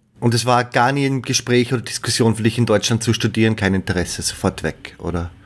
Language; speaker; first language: German; native; German